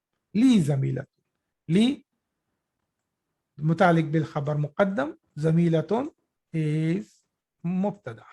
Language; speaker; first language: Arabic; non-native, fluent; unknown